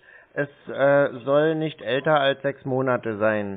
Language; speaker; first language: German; native; German